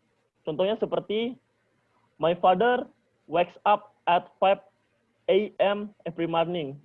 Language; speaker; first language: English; non-native, learner; Indonesian